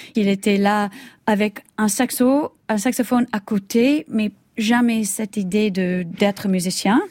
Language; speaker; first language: French; non-native, fluent; English